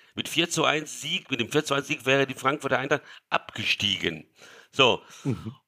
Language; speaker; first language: German; early bilingual, other home language; Hungarian